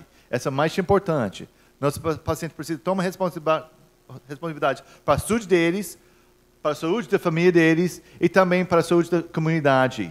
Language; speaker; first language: Portuguese; non-native, fluent; English